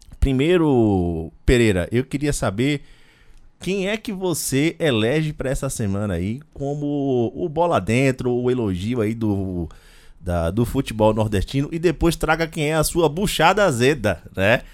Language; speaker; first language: Portuguese; native; Portuguese